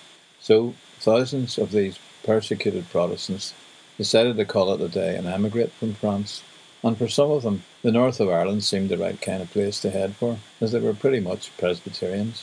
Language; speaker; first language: English; native; English